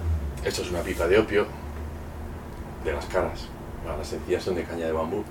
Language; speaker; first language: Spanish; native; Spanish